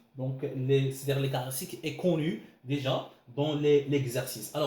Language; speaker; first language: French; non-native, local second language; Arabic